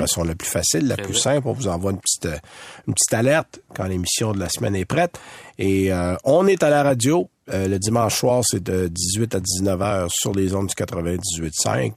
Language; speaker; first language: French; native; French